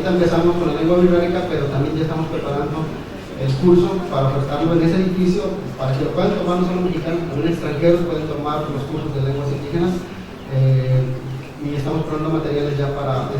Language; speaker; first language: Spanish; native; Spanish